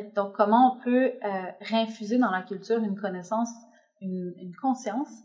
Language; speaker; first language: French; native; French